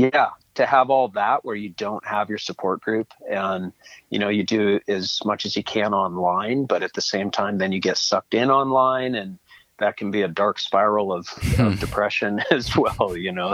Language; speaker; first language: English; native; English